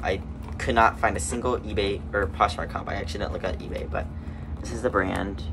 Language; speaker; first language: English; native; English